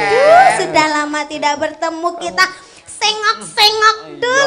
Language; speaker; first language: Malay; non-native, local second language; Javanese